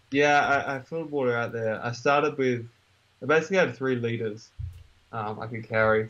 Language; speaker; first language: English; native; English